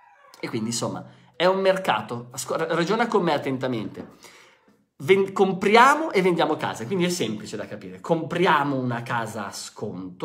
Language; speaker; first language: Italian; native; Italian